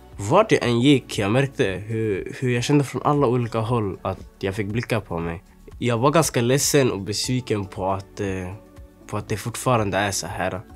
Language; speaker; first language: Swedish; early bilingual, other home language; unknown